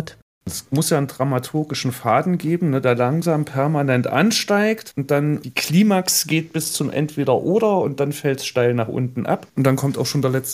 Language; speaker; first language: German; native; German